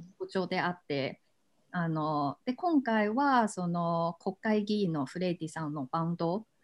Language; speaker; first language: Japanese; non-native, fluent; Chinese